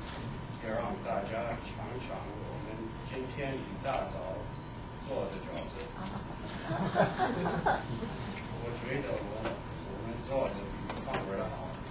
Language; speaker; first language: Chinese; non-native, learner; English